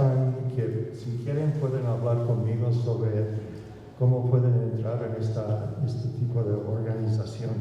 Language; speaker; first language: Spanish; non-native, fluent; English